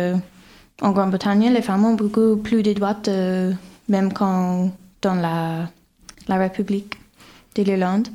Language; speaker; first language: French; non-native, fluent; English